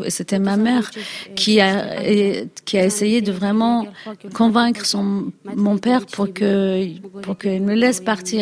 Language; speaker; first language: French; non-native, fluent; Kurdish